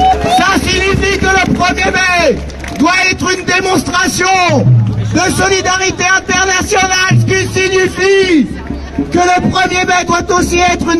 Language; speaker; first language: French; native; French